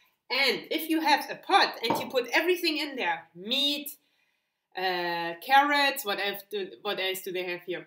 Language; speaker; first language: English; non-native, fluent; German